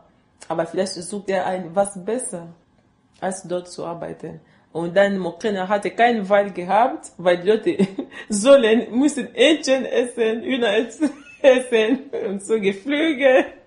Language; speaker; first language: German; non-native, learner; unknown